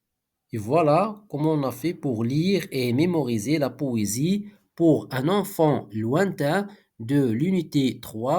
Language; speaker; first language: French; non-native, local second language; Arabic